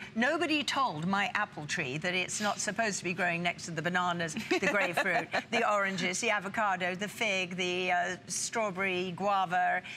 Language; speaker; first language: English; native; English